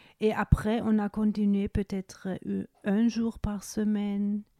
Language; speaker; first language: French; non-native, fluent; German